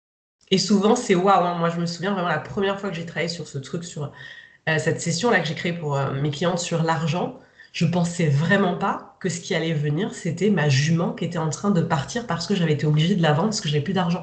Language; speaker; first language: French; native; French